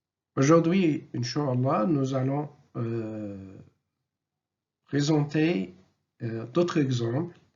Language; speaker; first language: French; non-native, local second language; Arabic